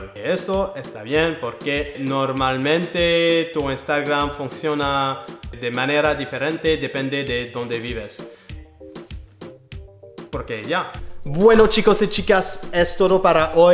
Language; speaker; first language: Spanish; non-native, learner; French